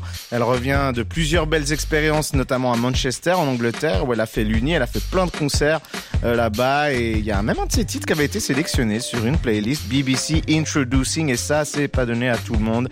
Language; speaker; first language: French; native; French